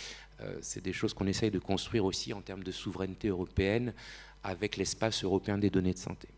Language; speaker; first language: French; native; French